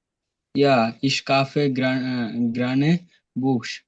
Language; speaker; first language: German; non-native, learner; Bangla